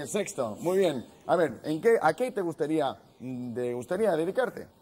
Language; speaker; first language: Spanish; native; Spanish